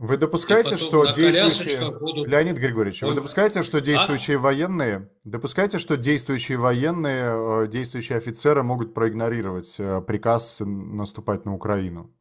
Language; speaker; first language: Russian; native; Russian